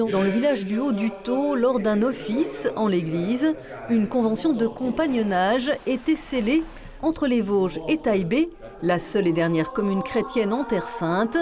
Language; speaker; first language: French; native; French